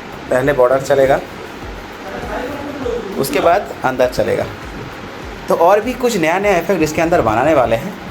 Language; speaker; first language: Hindi; non-native, local second language; Odia